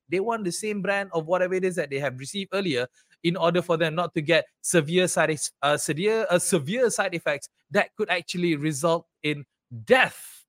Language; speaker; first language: English; non-native, local second language; Malay